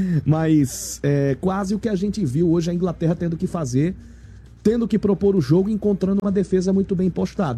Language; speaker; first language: Portuguese; native; Portuguese